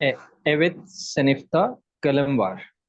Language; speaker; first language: Turkish; non-native, learner; Urdu